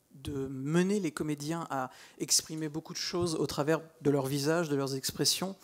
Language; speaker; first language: French; native; French